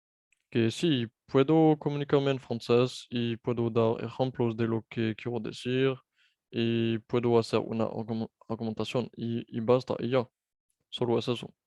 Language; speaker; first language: Spanish; non-native, fluent; French